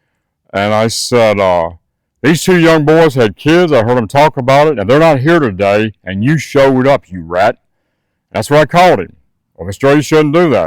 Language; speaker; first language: English; native; English